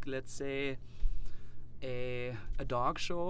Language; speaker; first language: English; non-native, fluent; German